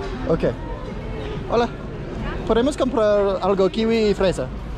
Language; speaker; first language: Spanish; non-native, learner; English